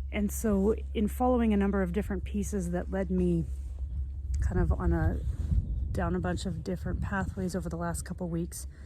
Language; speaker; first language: English; native; English